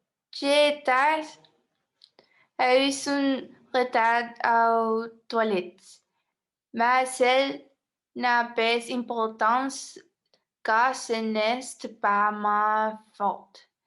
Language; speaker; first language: French; non-native, learner; Spanish